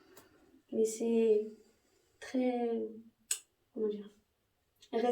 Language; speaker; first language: French; native; French